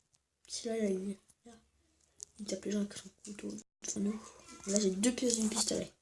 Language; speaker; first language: French; native; French